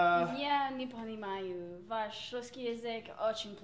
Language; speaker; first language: Russian; non-native, learner; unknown